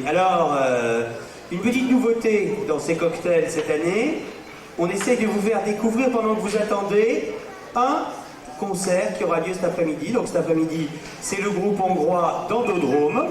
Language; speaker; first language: French; native; French